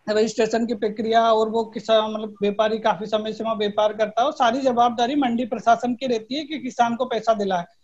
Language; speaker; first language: Hindi; native; Hindi